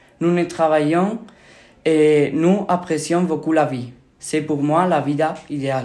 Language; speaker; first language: French; non-native, learner; Spanish